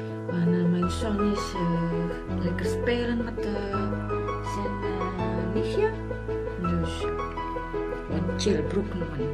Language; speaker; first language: Dutch; non-native, learner; Indonesian